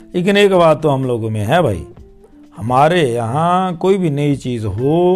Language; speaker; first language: Hindi; native; Hindi